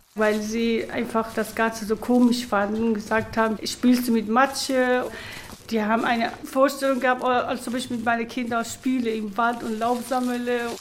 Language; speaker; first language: German; non-native, fluent; Persian